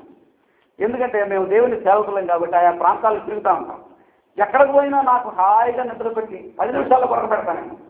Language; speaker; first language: Telugu; native; Telugu